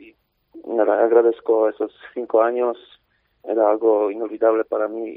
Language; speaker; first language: Spanish; non-native, fluent; Polish